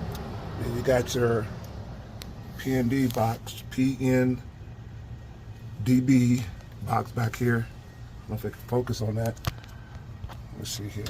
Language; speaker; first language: English; native; English